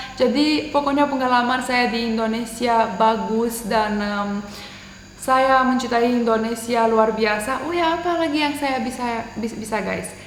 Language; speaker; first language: Indonesian; non-native, fluent; Romanian